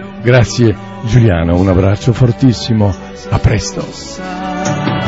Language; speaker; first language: Italian; native; Italian